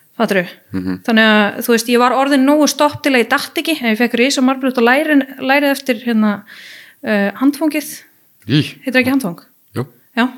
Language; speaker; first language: Icelandic; early bilingual, heritage; Icelandic